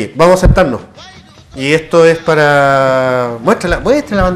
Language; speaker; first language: Spanish; native; Spanish